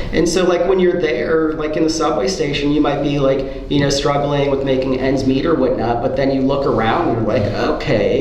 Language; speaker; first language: English; native; English